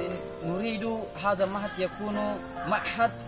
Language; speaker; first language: Arabic; non-native, learner; Indonesian